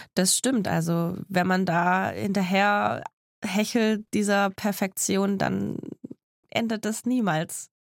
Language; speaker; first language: German; native; German